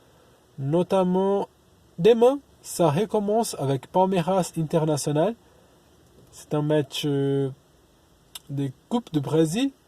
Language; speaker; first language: French; non-native, learner; Portuguese